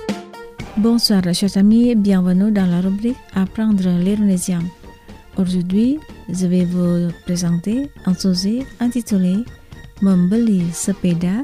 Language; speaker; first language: French; non-native, fluent; Indonesian